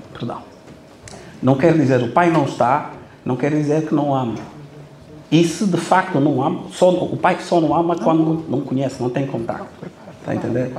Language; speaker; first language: Portuguese; non-native, local second language; Kabuverdianu